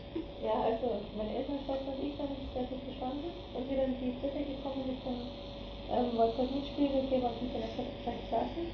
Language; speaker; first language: German; native; German